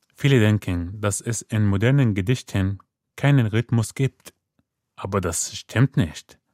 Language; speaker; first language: German; non-native, fluent; Arabic